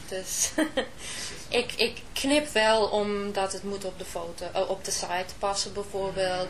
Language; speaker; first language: Dutch; non-native, fluent; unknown